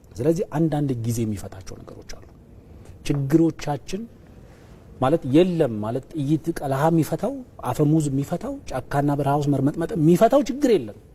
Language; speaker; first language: Amharic; non-native, local second language; Oromo